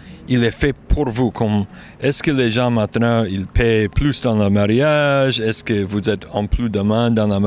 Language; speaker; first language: French; non-native, learner; English